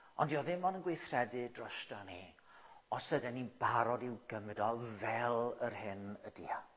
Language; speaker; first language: Welsh; native; Welsh